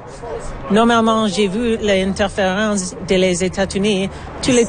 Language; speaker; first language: French; non-native, learner; English